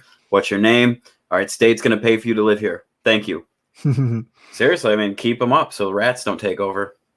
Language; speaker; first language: English; native; English